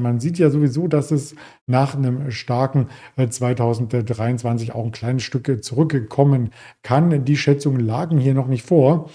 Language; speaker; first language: German; native; German